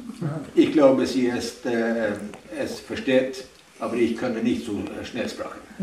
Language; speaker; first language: German; non-native, learner; Northern Sami